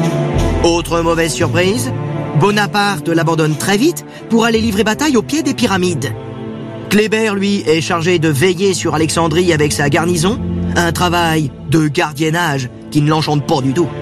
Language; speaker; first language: French; native; French